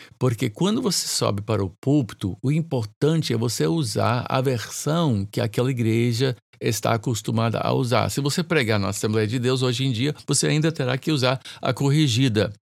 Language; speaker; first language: Portuguese; non-native, fluent; English